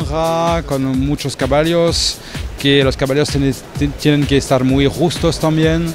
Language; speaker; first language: Spanish; non-native, fluent; French